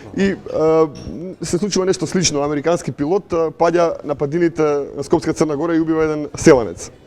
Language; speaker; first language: Macedonian; native; Macedonian